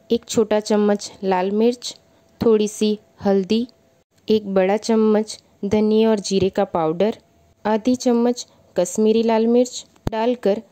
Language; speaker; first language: Hindi; native; Hindi